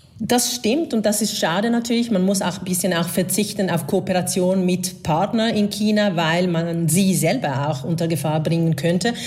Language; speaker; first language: German; non-native, fluent; Italian